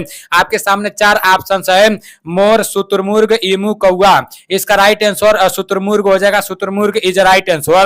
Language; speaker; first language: Hindi; native; Hindi